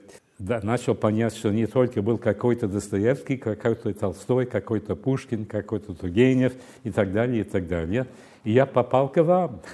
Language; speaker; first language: Russian; non-native, fluent; English